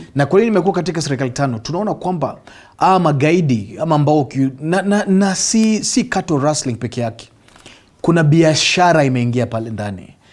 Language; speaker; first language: Swahili; non-native, local second language; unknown